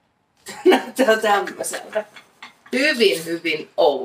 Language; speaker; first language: Finnish; native; Finnish